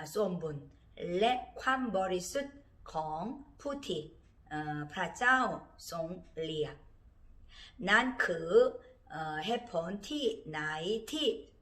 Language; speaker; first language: Thai; non-native, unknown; Korean